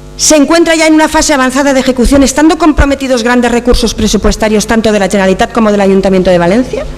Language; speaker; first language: Spanish; non-native, local second language; Catalan